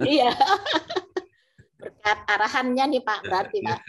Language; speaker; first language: Indonesian; native; Indonesian